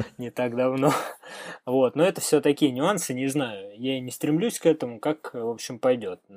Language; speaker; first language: Russian; native; Russian